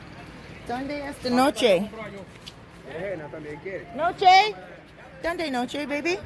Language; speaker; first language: Spanish; non-native, learner; English